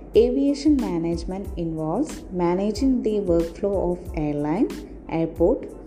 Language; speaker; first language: English; non-native, local second language; Malayalam